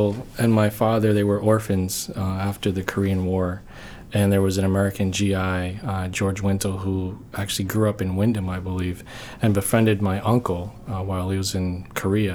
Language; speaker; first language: English; early bilingual, other home language; Korean